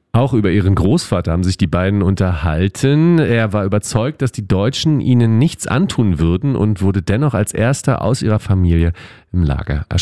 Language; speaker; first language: German; native; German